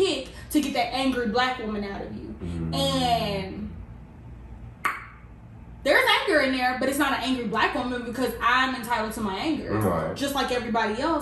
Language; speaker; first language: English; native; English